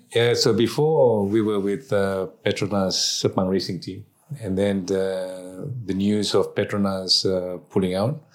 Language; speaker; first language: English; non-native, local second language; Malay